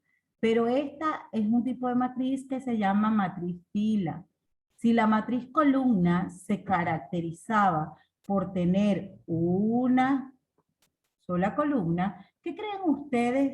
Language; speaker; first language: Spanish; native; Spanish